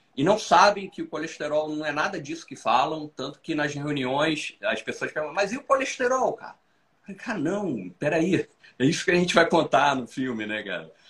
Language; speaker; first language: Portuguese; native; Portuguese